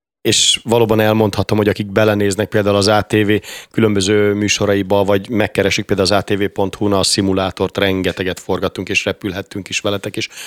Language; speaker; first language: Hungarian; native; Hungarian